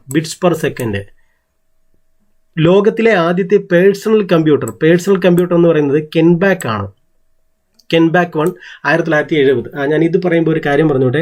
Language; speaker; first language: Malayalam; native; Malayalam